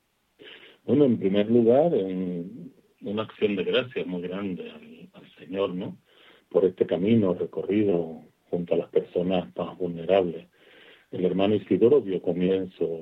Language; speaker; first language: Spanish; native; Spanish